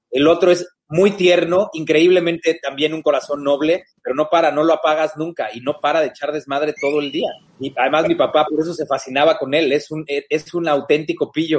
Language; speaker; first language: Spanish; native; Spanish